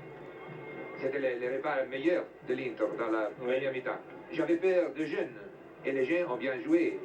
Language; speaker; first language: French; non-native, learner; Italian